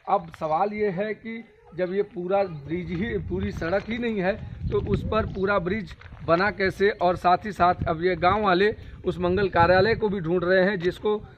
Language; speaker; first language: Hindi; non-native, local second language; Marathi